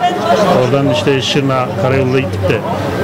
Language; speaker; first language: Turkish; native; Turkish